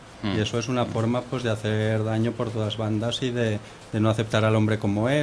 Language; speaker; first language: Spanish; native; Spanish